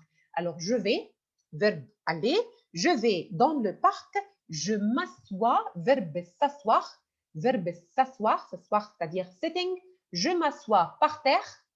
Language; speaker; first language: French; non-native, fluent; Arabic